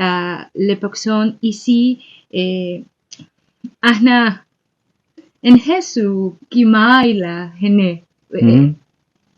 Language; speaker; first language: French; non-native, learner; Spanish